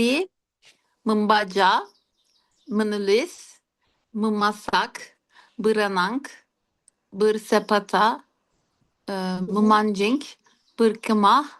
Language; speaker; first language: Indonesian; non-native, learner; Turkish